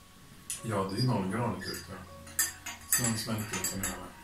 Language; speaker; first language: Swedish; native; Swedish